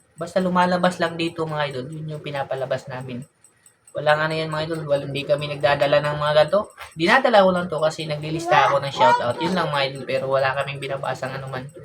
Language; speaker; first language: Filipino; native; Filipino